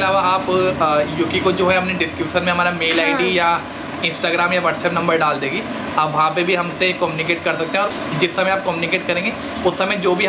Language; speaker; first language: Hindi; native; Hindi